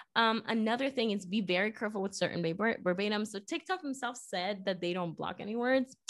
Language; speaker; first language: English; non-native, fluent; Spanish